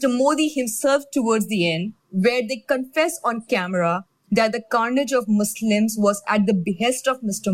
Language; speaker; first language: English; non-native, local second language; Urdu